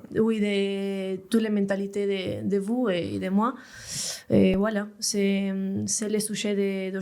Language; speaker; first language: French; non-native, learner; Spanish